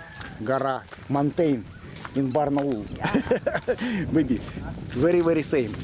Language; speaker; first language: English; non-native, learner; Russian